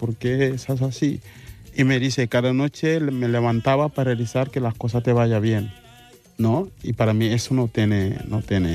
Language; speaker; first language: Spanish; non-native, fluent; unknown